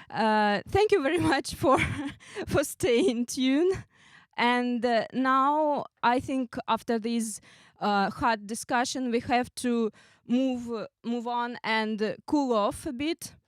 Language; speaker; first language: English; non-native, fluent; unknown